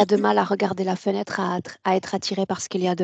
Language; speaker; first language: French; native; French